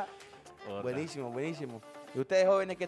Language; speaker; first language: Spanish; native; Spanish